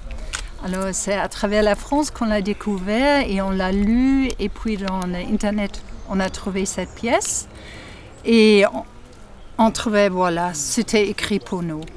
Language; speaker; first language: French; non-native, fluent; German